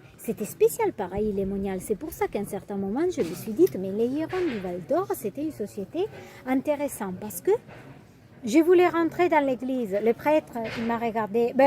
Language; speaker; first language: French; non-native, fluent; Italian